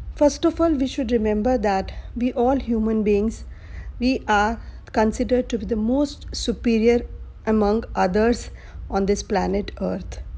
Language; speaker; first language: English; non-native, local second language; Hindi